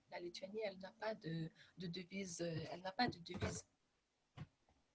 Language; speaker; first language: French; non-native, fluent; Lithuanian